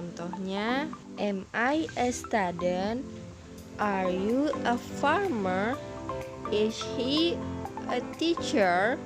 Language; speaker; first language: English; non-native, fluent; Indonesian